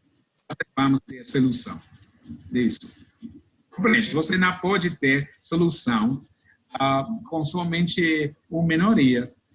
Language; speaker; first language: Portuguese; non-native, fluent; English